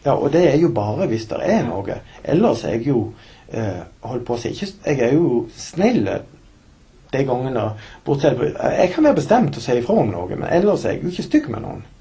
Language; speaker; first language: Norwegian; native; Norwegian